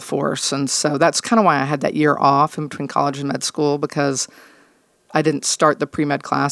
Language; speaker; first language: English; native; English